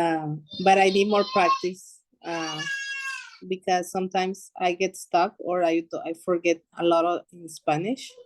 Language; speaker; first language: English; early bilingual, other home language; Spanish